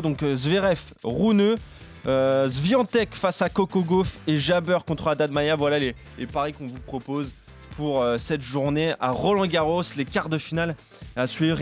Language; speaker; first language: French; native; French